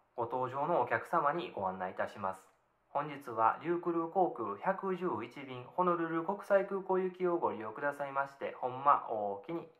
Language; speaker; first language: Japanese; native; Japanese